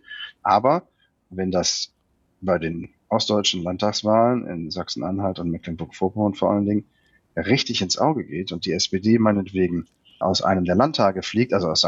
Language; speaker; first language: German; native; German